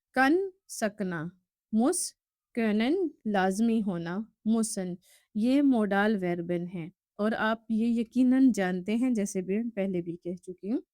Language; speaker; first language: Urdu; native; Urdu